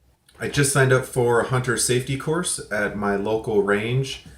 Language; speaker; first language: English; native; English